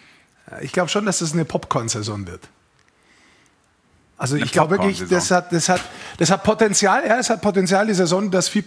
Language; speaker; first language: German; native; German